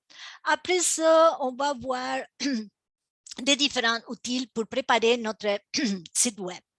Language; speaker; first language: French; non-native, fluent; Spanish